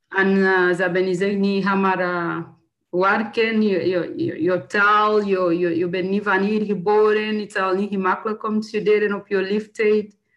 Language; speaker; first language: Dutch; non-native, learner; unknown